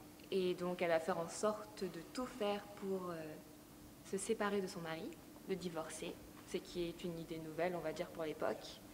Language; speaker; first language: French; native; French